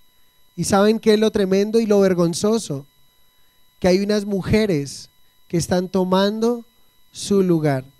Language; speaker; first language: Spanish; native; Spanish